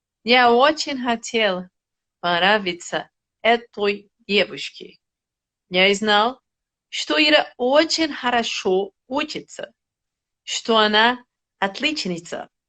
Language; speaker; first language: Russian; non-native, learner; Portuguese